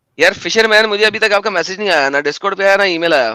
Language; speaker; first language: Hindi; native; Hindi